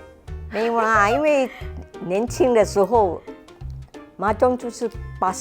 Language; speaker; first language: Chinese; native; Chinese